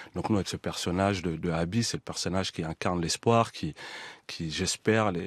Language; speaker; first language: French; native; French